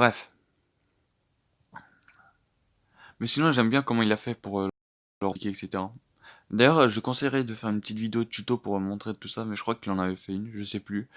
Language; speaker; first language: French; native; French